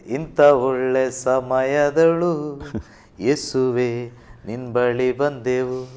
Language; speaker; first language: Kannada; native; Kannada